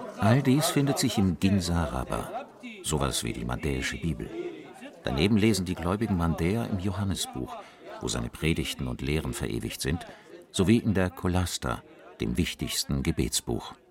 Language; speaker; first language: German; native; German